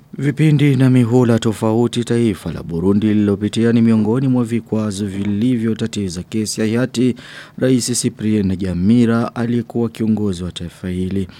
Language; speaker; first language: Swahili; non-native, local second language; Rundi